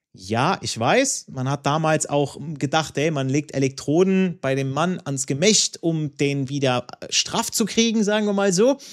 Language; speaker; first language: German; non-native, fluent; Italian